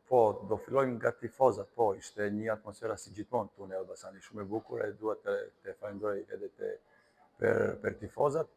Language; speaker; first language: Albanian; non-native, learner; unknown